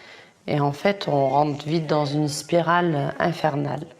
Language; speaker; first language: French; native; French